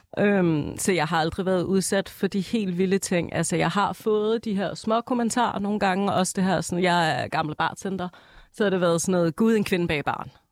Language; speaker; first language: Danish; native; Danish